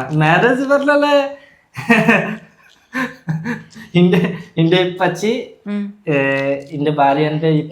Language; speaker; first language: Malayalam; non-native, local second language; Bangla